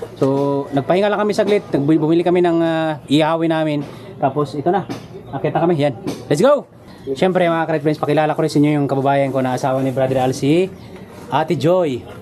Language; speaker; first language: Filipino; non-native, local second language; Cebuano